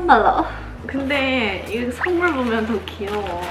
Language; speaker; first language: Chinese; native; Chinese